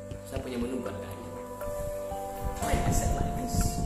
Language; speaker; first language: English; non-native, learner; Indonesian